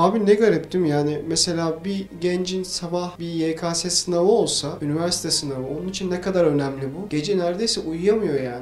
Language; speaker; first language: Turkish; native; Turkish